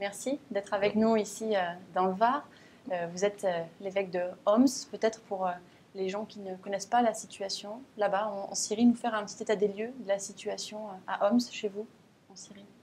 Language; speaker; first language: French; native; French